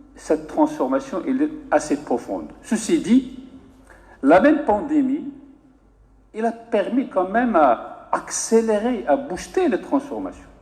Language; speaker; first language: French; non-native, local second language; Arabic